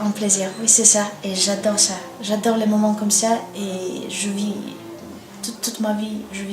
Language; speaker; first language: French; non-native, learner; Bulgarian